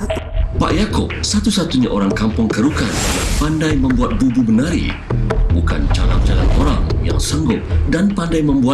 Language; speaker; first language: Malay; native; Malay